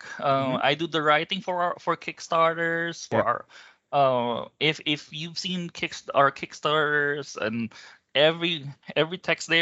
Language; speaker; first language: English; non-native, local second language; Filipino